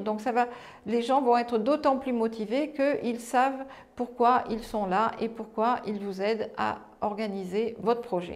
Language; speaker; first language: French; native; French